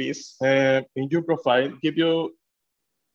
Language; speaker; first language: English; non-native, fluent; Spanish